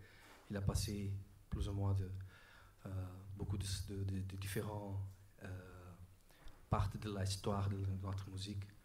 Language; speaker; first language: French; non-native, learner; Portuguese